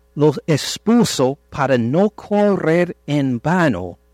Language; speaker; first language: Spanish; non-native, fluent; English